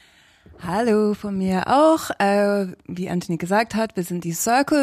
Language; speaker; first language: German; non-native, fluent; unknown